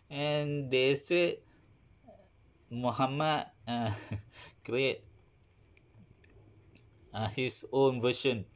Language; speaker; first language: English; non-native, learner; Malay